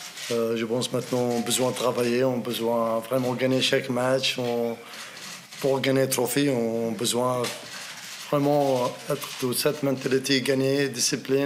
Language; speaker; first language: French; non-native, learner; Arabic